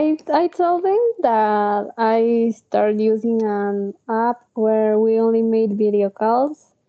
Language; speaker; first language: English; non-native, learner; Spanish